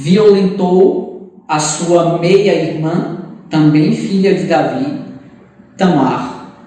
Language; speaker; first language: Portuguese; native; Portuguese